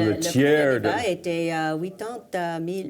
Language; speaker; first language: French; non-native, learner; English